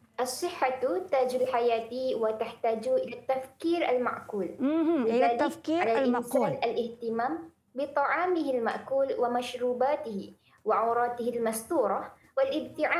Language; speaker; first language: Arabic; non-native, learner; Malay